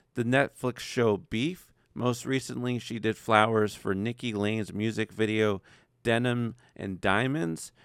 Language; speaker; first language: English; native; English